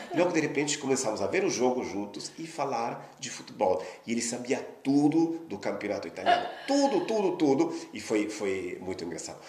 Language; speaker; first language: Portuguese; non-native, fluent; Italian